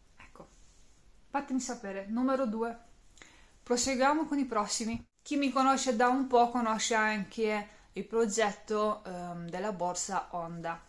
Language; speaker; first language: Italian; non-native, fluent; Romanian